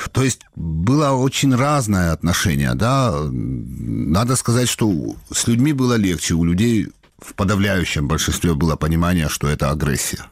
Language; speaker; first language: Russian; non-native, local second language; Georgian